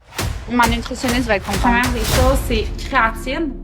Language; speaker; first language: French; native; French